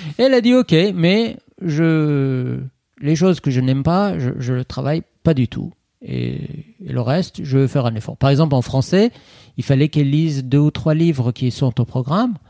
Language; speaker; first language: French; non-native, fluent; Persian